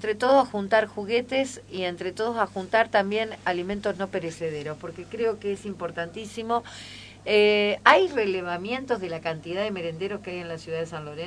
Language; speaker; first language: Spanish; native; Spanish